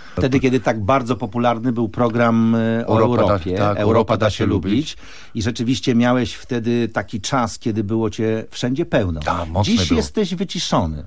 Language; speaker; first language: Polish; native; Polish